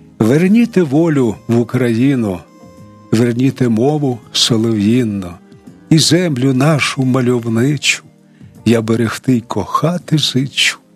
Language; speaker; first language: Ukrainian; non-native, local second language; Russian